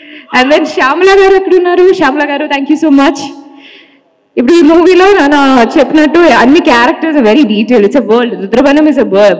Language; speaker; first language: Telugu; non-native, learner; Malayalam